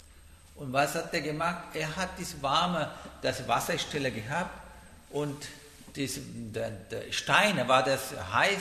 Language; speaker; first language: German; non-native, fluent; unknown